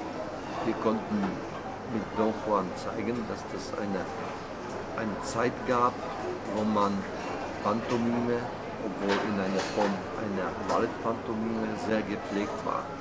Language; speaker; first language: German; non-native, fluent; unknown